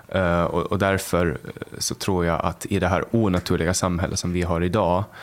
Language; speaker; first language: Swedish; native; Swedish